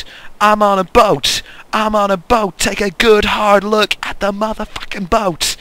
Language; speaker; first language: English; native; English